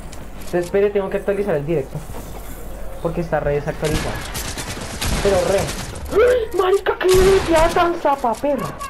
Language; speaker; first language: Spanish; native; Spanish